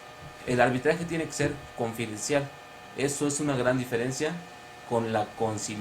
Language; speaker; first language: Spanish; native; Spanish